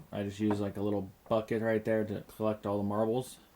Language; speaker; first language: English; native; English